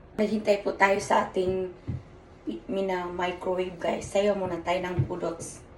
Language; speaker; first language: Filipino; native; Filipino